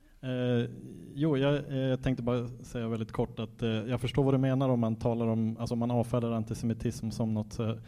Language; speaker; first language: Swedish; native; Swedish